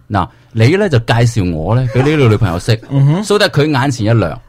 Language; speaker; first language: Cantonese; native; Cantonese